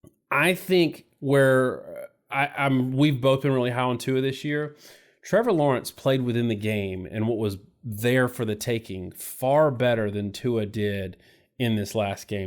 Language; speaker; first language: English; native; English